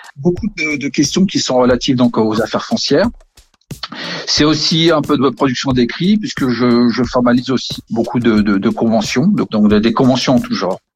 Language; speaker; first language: French; native; French